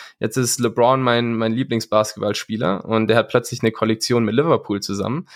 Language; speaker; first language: German; native; German